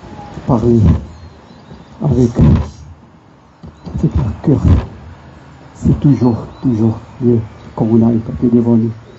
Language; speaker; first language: French; non-native, local second language; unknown